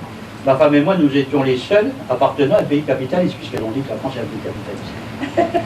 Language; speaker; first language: French; native; French